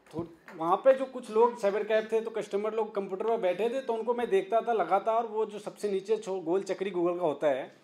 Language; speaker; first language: Hindi; native; Hindi